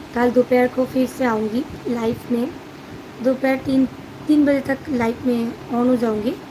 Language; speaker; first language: Hindi; non-native, local second language; Bangla